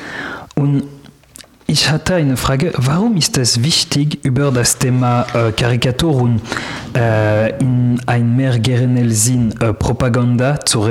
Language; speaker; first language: German; non-native, learner; French